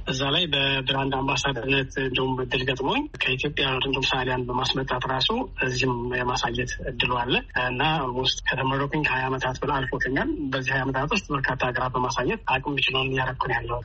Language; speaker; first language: Amharic; native; Amharic